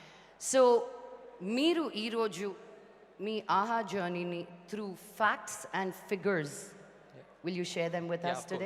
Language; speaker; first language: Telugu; native; Telugu